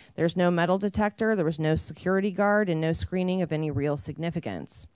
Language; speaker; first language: English; native; English